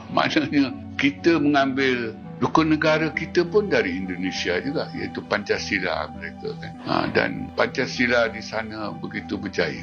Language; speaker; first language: Malay; native; Malay